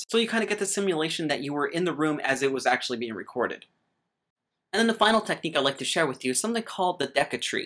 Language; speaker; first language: English; native; English